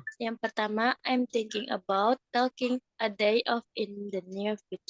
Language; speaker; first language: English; non-native, learner; Indonesian